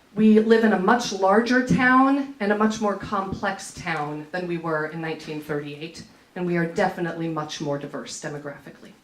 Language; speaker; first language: English; native; English